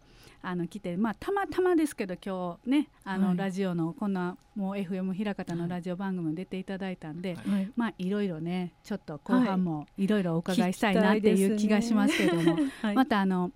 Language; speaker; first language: Japanese; native; Japanese